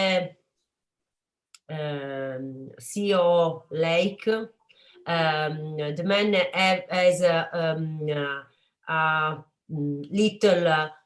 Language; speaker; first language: English; non-native, learner; Italian